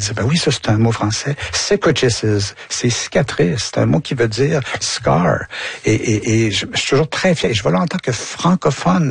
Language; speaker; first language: French; native; French